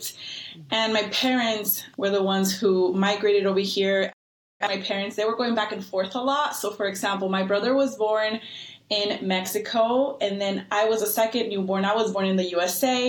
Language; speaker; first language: English; native; English